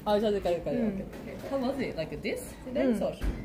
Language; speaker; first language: English; non-native, learner; Japanese